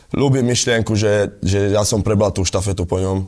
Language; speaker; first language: Slovak; early bilingual, other home language; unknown